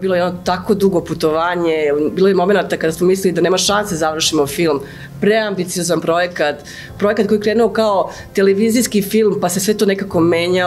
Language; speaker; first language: Serbian; native; Serbian